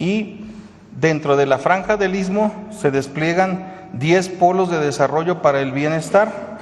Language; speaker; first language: Spanish; native; Spanish